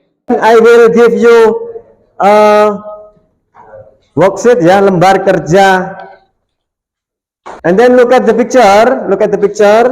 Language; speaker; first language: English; non-native, learner; Indonesian